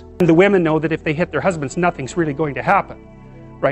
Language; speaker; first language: English; native; English